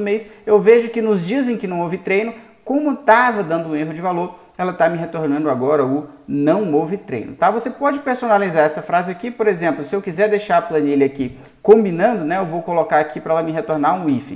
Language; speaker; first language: Portuguese; native; Portuguese